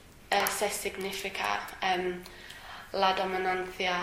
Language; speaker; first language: Spanish; non-native, learner; English